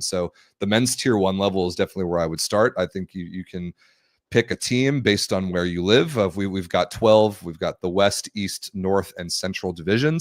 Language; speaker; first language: English; native; English